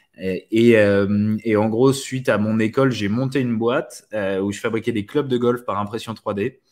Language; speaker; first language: French; native; French